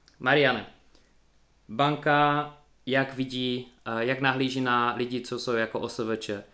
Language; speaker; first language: Czech; native; Czech